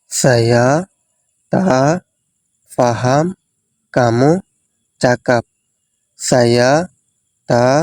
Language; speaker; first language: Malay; non-native, fluent; Bangla